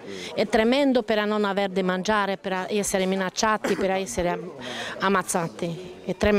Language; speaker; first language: Italian; non-native, learner; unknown